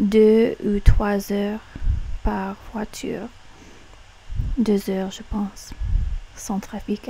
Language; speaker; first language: French; non-native, learner; English